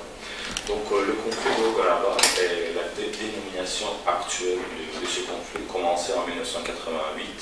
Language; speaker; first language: French; non-native, fluent; Azerbaijani